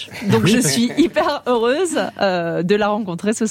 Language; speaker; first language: French; native; French